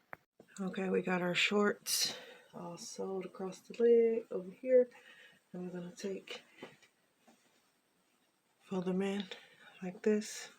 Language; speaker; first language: English; native; English